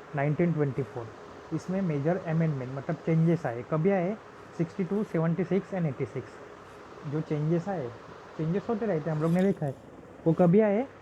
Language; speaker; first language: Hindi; non-native, local second language; Marathi